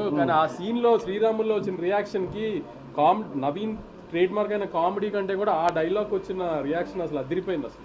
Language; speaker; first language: Telugu; native; Telugu